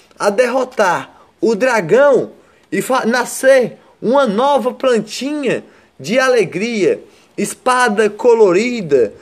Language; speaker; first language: Portuguese; native; Portuguese